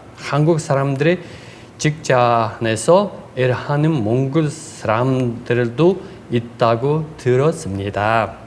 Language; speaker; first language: Korean; non-native, learner; Mongolian